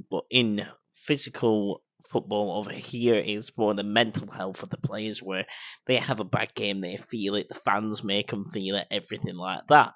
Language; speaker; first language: English; native; English